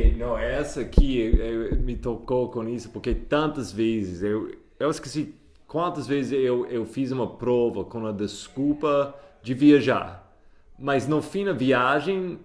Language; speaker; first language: Portuguese; non-native, fluent; English